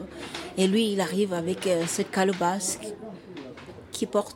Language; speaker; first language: French; non-native, fluent; Xhosa